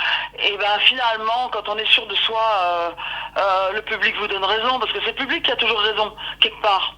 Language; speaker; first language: French; native; French